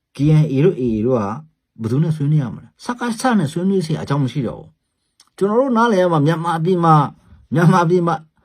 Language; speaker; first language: Burmese; non-native, local second language; Hakha Chin